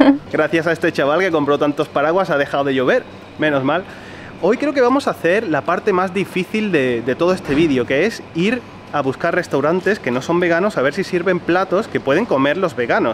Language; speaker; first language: Spanish; native; Spanish